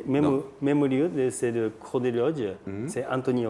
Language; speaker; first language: French; non-native, learner; Japanese